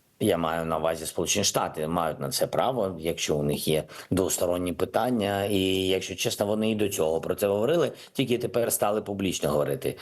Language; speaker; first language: Ukrainian; non-native, local second language; Russian